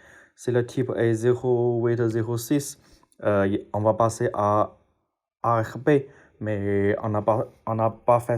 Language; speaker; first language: French; non-native, fluent; Chinese